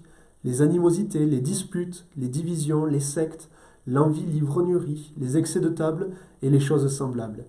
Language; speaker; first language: French; native; French